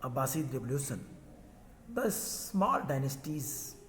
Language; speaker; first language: English; non-native, local second language; Hindi